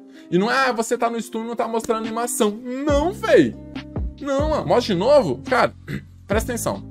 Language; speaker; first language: Portuguese; native; Portuguese